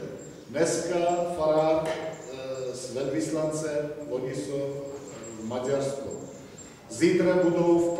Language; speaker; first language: Czech; non-native, fluent; Armenian